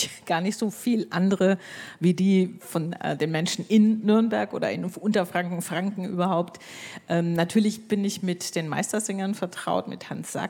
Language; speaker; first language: German; native; German